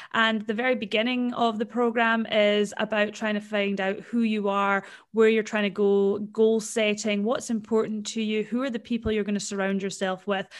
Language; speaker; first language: English; native; English